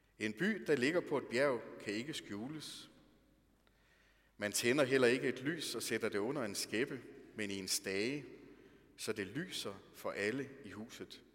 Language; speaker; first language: Danish; native; Danish